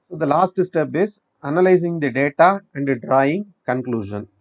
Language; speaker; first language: English; non-native, local second language; Tamil